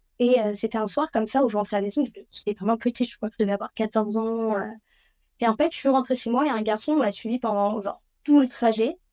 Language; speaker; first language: French; early bilingual, other home language; Spanish